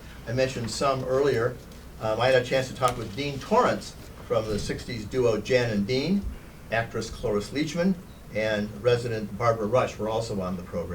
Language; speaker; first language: English; native; English